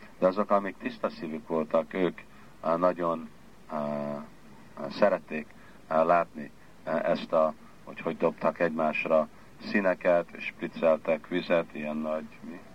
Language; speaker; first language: Hungarian; early bilingual, heritage; Hungarian